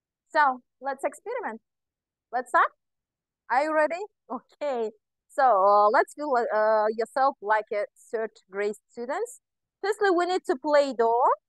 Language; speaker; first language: English; non-native, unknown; Kazakh